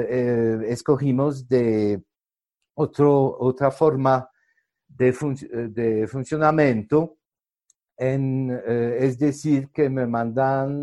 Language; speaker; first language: Spanish; non-native, fluent; French